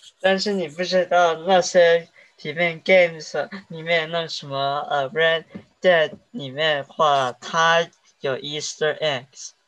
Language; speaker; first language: Chinese; early bilingual, heritage; Chinese